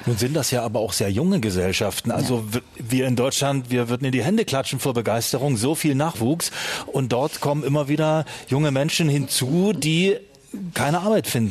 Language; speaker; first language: German; native; German